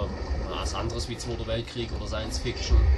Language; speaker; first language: German; native; German